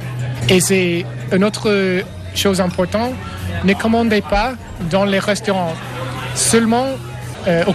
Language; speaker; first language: French; non-native, learner; English